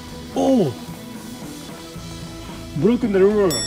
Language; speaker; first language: English; non-native, learner; Japanese